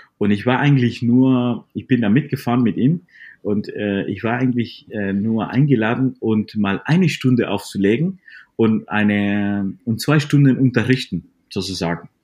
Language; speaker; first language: German; non-native, fluent; Spanish